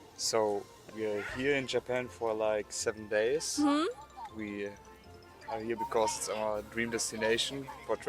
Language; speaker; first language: English; non-native, learner; German